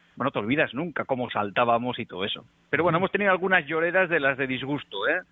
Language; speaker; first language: Spanish; native; Spanish